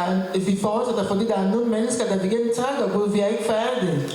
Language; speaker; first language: Danish; non-native, learner; French